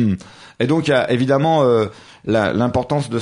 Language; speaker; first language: French; native; French